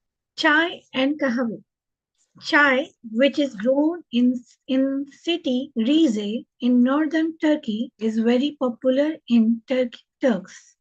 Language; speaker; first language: English; non-native, local second language; Hindi